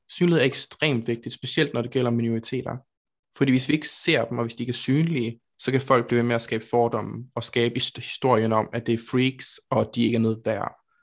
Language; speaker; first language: Danish; native; Danish